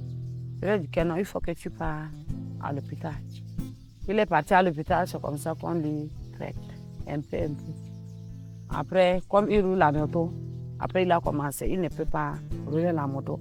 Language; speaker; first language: French; non-native, local second language; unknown